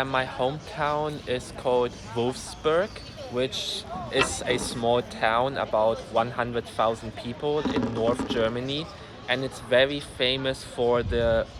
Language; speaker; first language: English; non-native, fluent; German